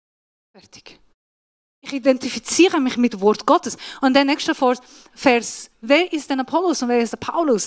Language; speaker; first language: German; non-native, fluent; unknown